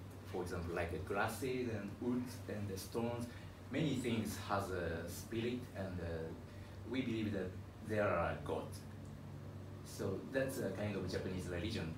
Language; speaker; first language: English; non-native, learner; Japanese